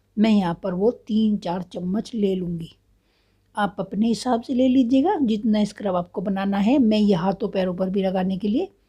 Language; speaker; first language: Hindi; native; Hindi